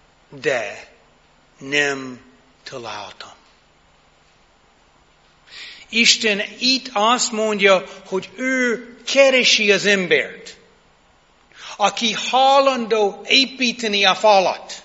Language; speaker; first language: Hungarian; non-native, fluent; English